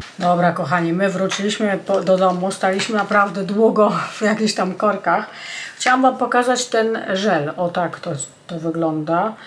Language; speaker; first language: Polish; native; Polish